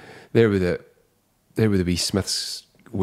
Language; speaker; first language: English; native; English